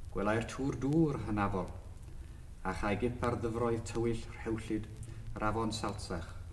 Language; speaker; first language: Welsh; non-native, local second language; English